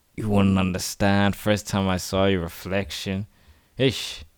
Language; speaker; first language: English; native; English